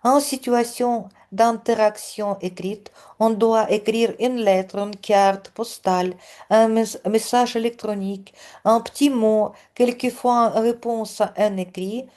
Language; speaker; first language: French; non-native, fluent; Russian